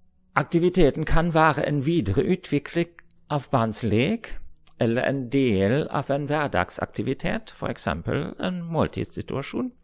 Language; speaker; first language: Norwegian; non-native, fluent; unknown